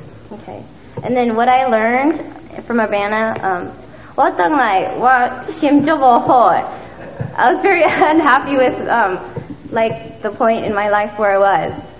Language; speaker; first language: English; early bilingual, other home language; Min Nan Chinese